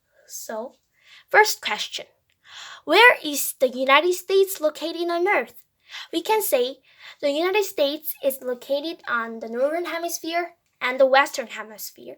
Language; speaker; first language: English; non-native, fluent; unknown